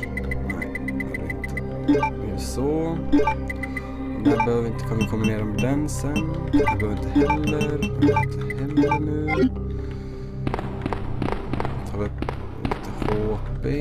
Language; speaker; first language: Swedish; native; Swedish